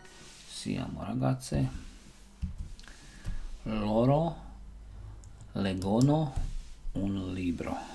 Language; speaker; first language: Italian; non-native, learner; Slovak